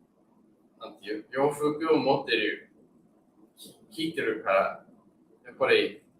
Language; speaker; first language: Japanese; non-native, learner; English